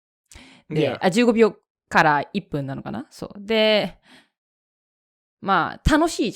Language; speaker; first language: Japanese; native; Japanese